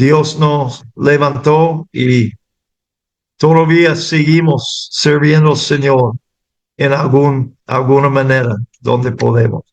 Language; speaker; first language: Spanish; non-native, fluent; English